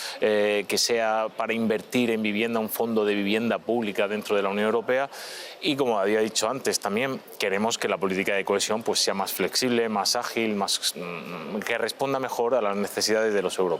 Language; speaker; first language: Spanish; native; Spanish